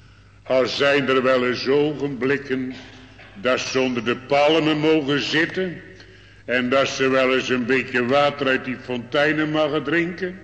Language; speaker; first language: Dutch; native; Dutch